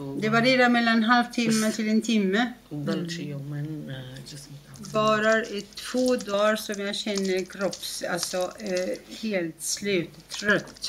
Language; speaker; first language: Swedish; non-native, fluent; Arabic